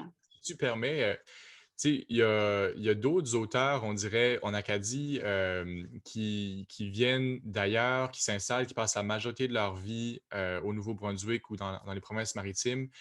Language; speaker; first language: French; native; French